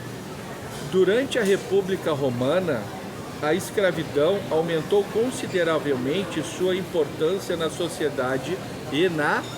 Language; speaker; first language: Portuguese; native; Portuguese